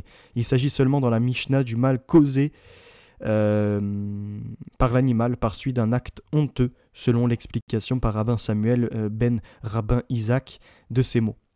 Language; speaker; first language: French; native; French